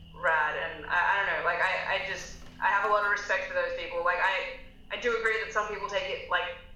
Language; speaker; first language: English; native; English